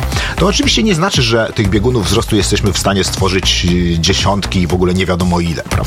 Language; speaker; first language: Polish; native; Polish